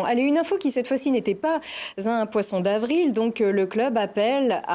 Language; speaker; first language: French; native; French